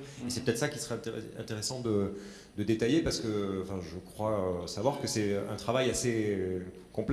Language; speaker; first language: French; native; French